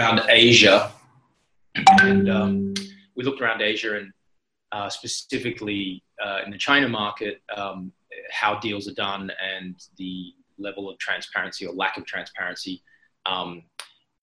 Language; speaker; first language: English; native; English